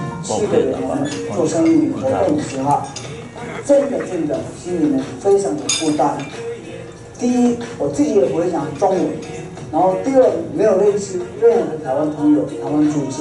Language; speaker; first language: Chinese; non-native, fluent; Tibetan